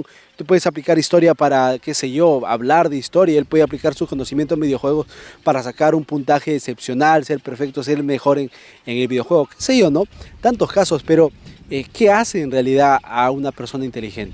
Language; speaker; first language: Spanish; native; Spanish